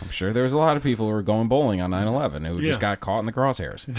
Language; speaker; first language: English; native; English